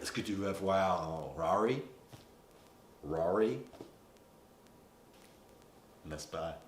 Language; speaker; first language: French; non-native, learner; English